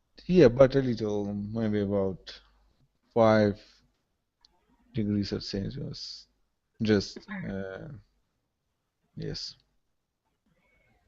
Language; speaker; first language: English; non-native, learner; Russian